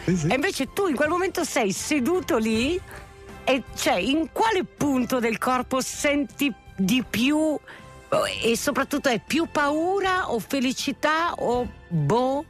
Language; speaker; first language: Italian; native; Italian